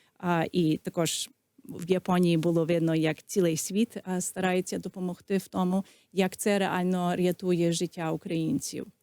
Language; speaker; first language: Ukrainian; early bilingual, heritage; Ukrainian